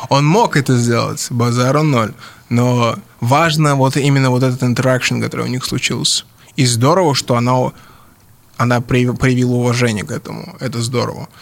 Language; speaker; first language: Russian; early bilingual, other home language; English